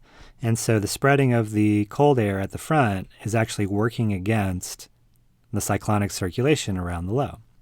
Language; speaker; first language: English; native; English